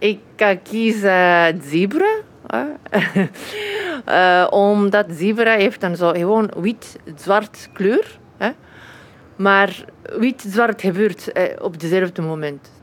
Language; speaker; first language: Dutch; non-native, learner; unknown